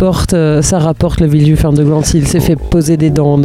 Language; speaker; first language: French; native; French